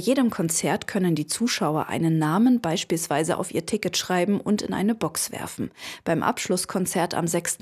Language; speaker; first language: German; native; German